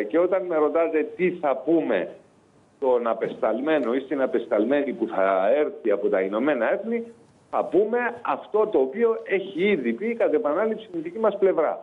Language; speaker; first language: Greek; native; Greek